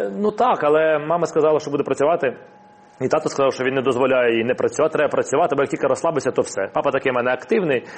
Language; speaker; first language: Ukrainian; non-native, local second language; Russian